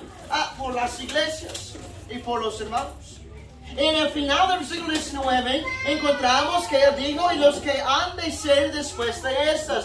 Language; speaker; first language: Spanish; non-native, fluent; English